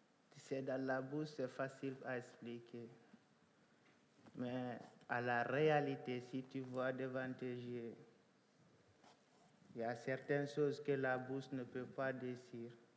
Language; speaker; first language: French; non-native, local second language; Fula